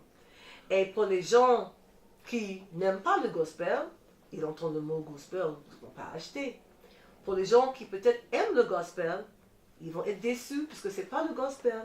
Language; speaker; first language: French; non-native, fluent; English